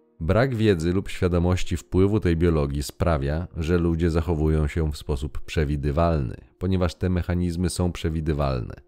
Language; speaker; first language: Polish; native; Polish